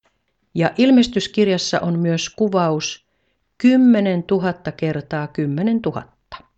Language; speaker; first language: Finnish; native; Finnish